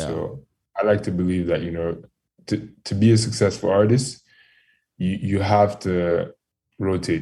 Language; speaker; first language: English; non-native, fluent; French